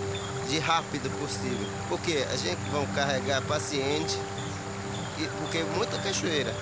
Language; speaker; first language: Portuguese; non-native, local second language; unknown